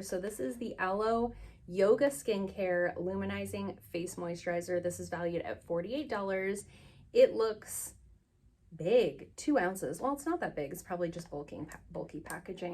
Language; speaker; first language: English; native; English